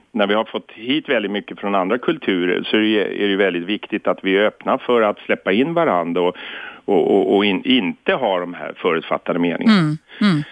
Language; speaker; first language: Swedish; native; Swedish